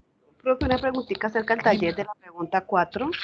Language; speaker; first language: Spanish; native; Spanish